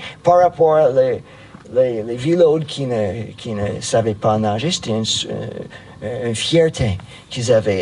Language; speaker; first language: French; non-native, fluent; English